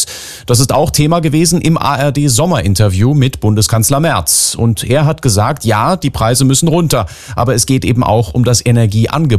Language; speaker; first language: German; native; German